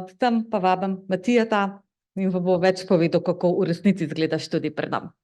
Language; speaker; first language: Slovenian; native; Slovenian